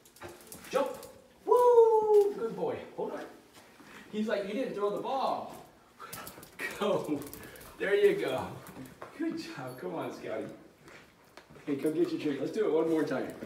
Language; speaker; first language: English; native; English